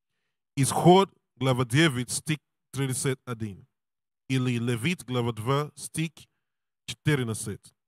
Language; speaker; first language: Russian; non-native, learner; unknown